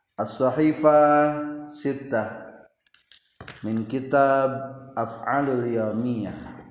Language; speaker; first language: Arabic; non-native, fluent; Indonesian